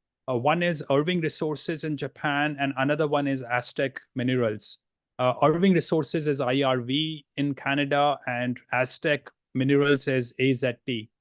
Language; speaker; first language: English; non-native, fluent; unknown